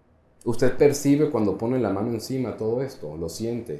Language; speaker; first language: Spanish; native; Spanish